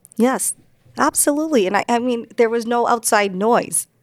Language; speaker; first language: English; early bilingual, other home language; Hindi